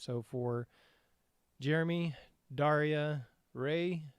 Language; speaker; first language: English; native; English